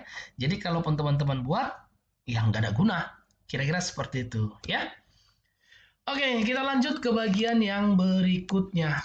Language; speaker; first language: Indonesian; native; Indonesian